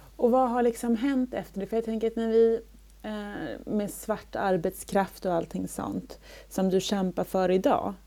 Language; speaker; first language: Swedish; native; Swedish